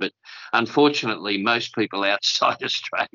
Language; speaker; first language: English; native; English